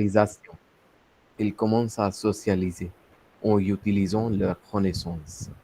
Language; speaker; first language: French; non-native, learner; Hindi